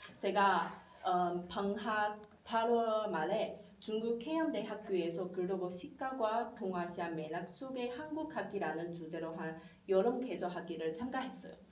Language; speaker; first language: Korean; non-native, fluent; Chinese